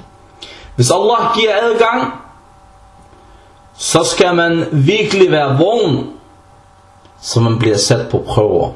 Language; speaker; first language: Danish; early bilingual, other home language; Arabic